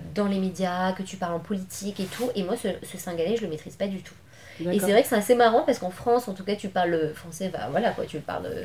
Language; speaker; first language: French; native; French